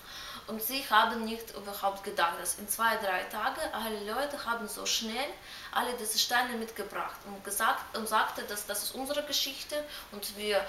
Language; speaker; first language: German; non-native, learner; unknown